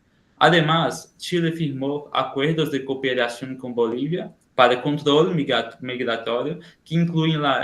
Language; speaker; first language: Spanish; non-native, learner; Portuguese